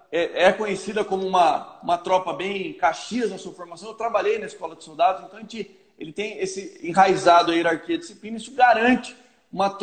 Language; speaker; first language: Portuguese; native; Portuguese